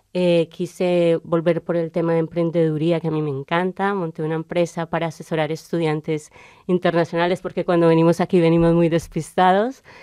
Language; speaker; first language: Spanish; native; Spanish